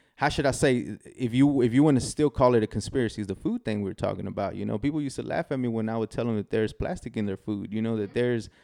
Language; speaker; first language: English; native; English